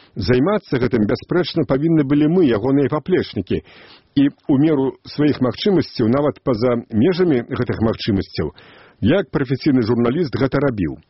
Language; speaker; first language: Belarusian; native; Belarusian